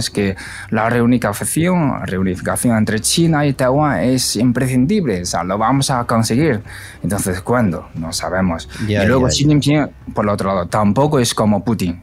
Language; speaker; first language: Spanish; non-native, fluent; Chinese